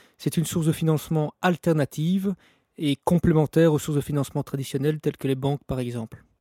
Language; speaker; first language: French; native; French